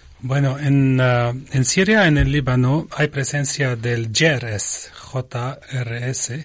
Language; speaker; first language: Spanish; non-native, learner; Arabic